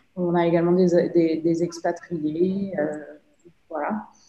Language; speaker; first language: French; native; French